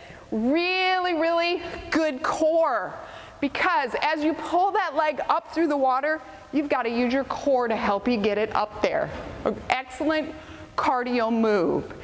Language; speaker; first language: English; native; English